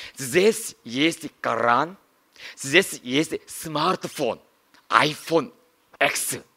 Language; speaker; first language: Russian; non-native, learner; Korean